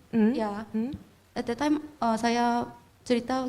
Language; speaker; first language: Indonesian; non-native, fluent; Korean